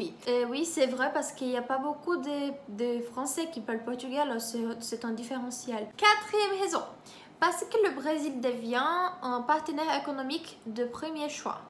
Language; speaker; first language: French; non-native, fluent; Portuguese